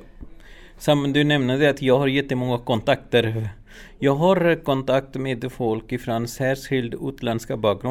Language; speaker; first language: Swedish; non-native, fluent; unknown